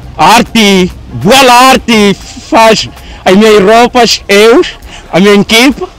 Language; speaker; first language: Portuguese; native; Portuguese